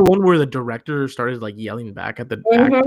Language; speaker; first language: English; native; English